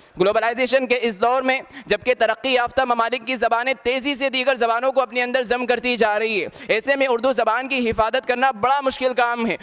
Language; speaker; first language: Urdu; native; Urdu